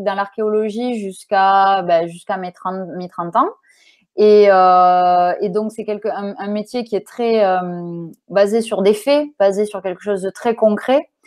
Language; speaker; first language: French; native; French